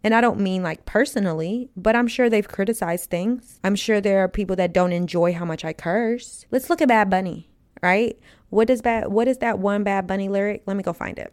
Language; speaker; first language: English; early bilingual, other home language; Spanish